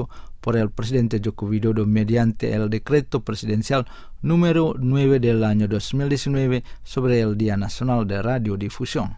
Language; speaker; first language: Spanish; non-native, fluent; Indonesian